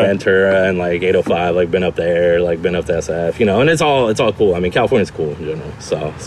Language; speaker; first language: English; native; English